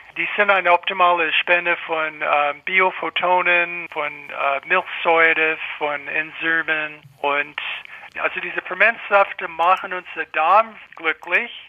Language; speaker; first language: German; non-native, fluent; English